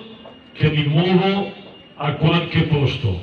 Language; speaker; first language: Italian; non-native, fluent; Spanish